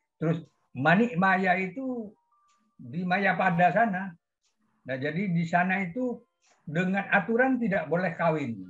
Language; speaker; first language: Indonesian; non-native, local second language; Madurese